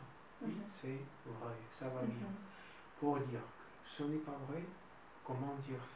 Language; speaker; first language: French; non-native, fluent; Russian